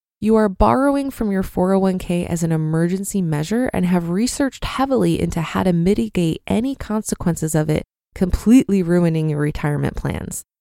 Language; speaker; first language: English; native; English